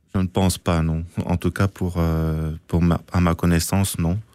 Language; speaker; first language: French; native; French